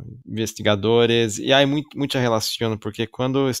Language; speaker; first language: Spanish; non-native, fluent; Portuguese